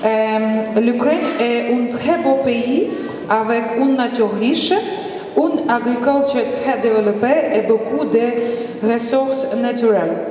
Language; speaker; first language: French; non-native, fluent; Ukrainian